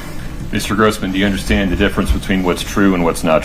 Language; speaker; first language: English; native; English